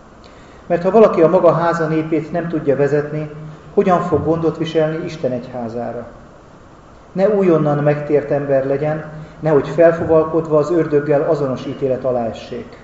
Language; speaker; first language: Hungarian; native; Hungarian